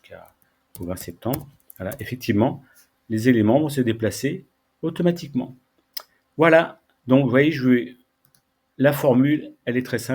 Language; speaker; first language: French; native; French